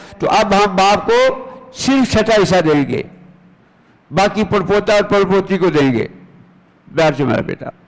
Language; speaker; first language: Urdu; non-native, local second language; Punjabi